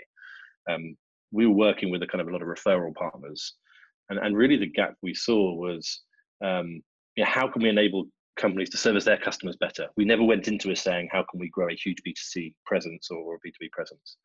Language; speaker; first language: English; native; English